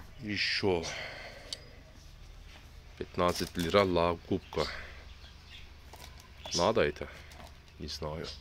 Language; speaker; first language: Russian; non-native, learner; Turkish